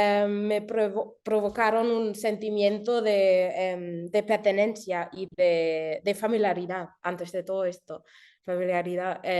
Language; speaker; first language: Spanish; early bilingual, heritage; German